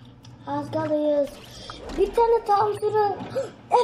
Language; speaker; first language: Turkish; early bilingual, heritage; Turkish